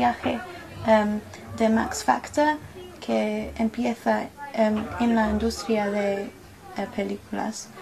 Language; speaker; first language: Spanish; non-native, learner; English